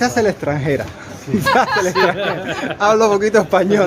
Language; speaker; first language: Spanish; native; Spanish